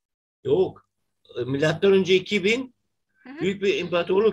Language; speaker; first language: Turkish; native; Turkish